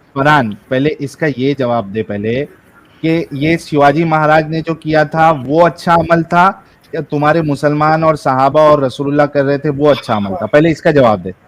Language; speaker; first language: Hindi; native; Hindi